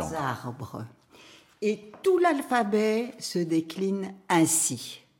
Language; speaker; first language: French; native; French